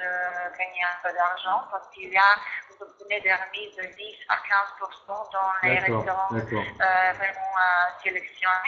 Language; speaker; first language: French; non-native, fluent; Croatian